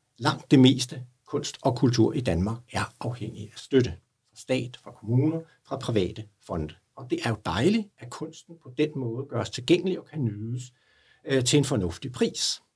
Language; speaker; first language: Danish; native; Danish